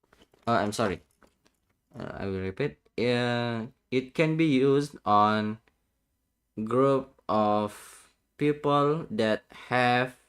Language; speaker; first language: English; non-native, learner; Indonesian